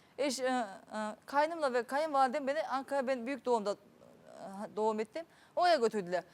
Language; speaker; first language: Turkish; native; Turkish